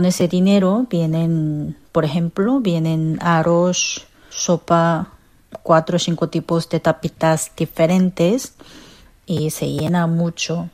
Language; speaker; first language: Spanish; non-native, fluent; Korean